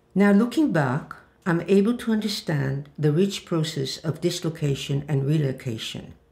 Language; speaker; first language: English; early bilingual, other home language; Hebrew